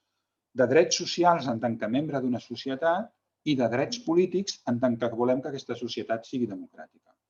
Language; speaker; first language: Catalan; native; Catalan